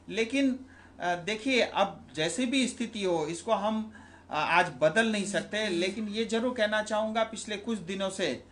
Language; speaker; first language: Hindi; non-native, local second language; Nepali